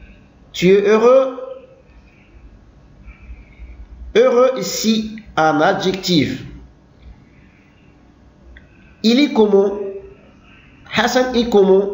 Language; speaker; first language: French; non-native, local second language; Arabic